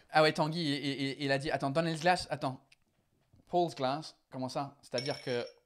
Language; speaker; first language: French; non-native, fluent; English